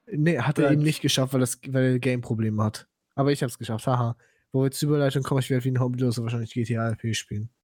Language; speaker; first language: German; non-native, fluent; Polish